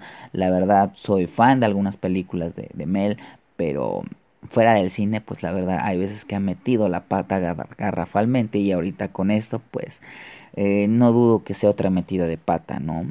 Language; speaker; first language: Spanish; native; Spanish